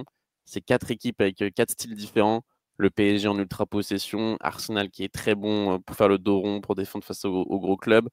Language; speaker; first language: French; native; French